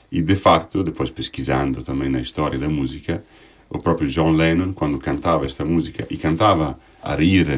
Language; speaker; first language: Portuguese; non-native, fluent; Italian